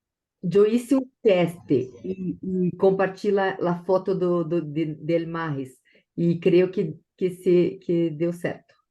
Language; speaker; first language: Portuguese; non-native, learner; Spanish